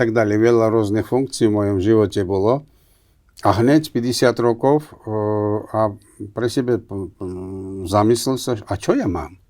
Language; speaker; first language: Slovak; non-native, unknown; Georgian